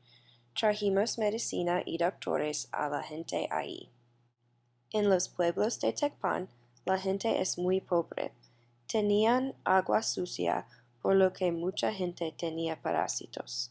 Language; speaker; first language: Spanish; non-native, learner; English